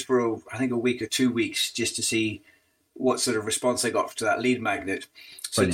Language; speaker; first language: English; native; English